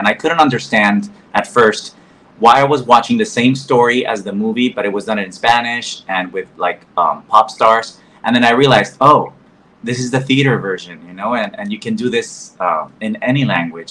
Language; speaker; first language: English; non-native, fluent; Spanish